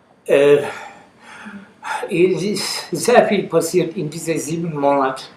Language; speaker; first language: German; non-native, learner; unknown